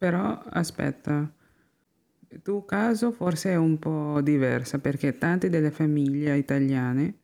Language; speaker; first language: Italian; non-native, fluent; Filipino